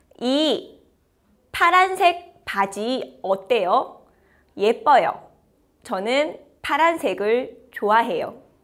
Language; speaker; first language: Korean; native; Korean